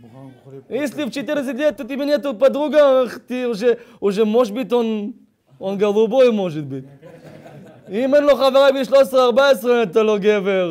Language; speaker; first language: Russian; early bilingual, heritage; Russian